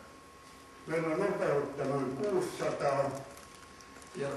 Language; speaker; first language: Finnish; native; Finnish